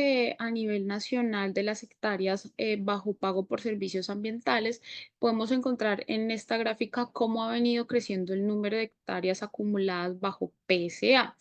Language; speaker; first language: Spanish; native; Spanish